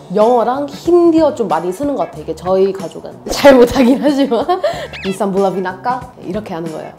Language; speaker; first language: Korean; non-native, fluent; Hindi